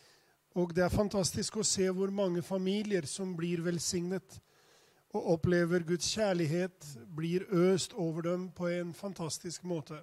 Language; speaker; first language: Swedish; non-native, fluent; Albanian